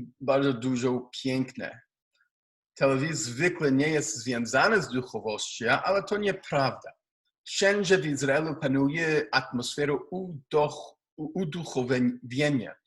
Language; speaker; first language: Polish; non-native, learner; Hebrew